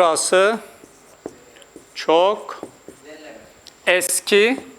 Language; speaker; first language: Turkish; non-native, fluent; Urdu